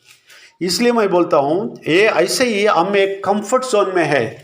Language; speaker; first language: Hindi; non-native, local second language; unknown